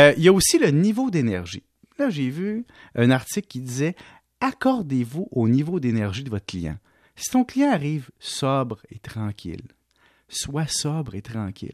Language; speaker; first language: French; native; French